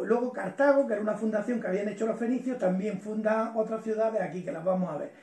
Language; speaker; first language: Spanish; native; Spanish